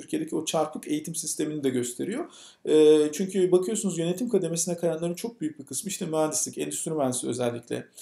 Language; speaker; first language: Turkish; native; Turkish